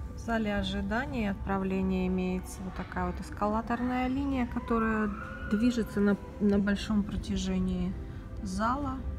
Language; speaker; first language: Russian; native; Russian